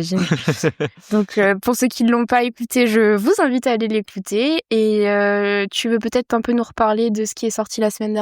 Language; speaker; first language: French; native; French